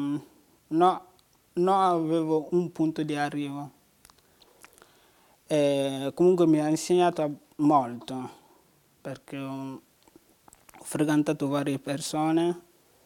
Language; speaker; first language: Italian; non-native, fluent; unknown